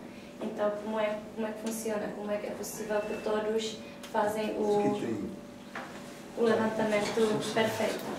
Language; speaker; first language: Portuguese; non-native, fluent; Czech